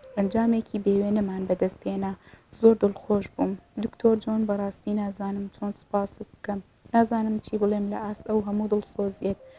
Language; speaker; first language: Central Kurdish; native; Central Kurdish